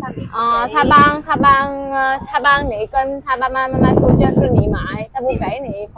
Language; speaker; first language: Chinese; non-native, fluent; Vietnamese